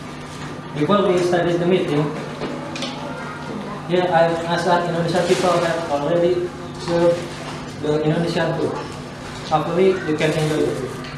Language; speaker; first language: English; non-native, learner; Indonesian